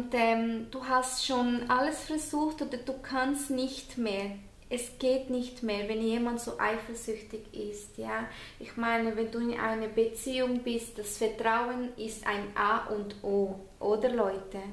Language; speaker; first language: German; non-native, fluent; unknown